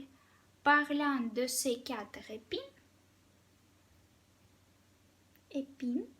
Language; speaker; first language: French; non-native, fluent; Russian